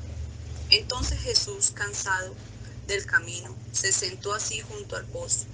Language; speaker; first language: Spanish; native; Spanish